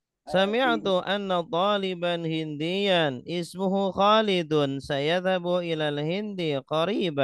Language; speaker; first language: Arabic; non-native, fluent; Indonesian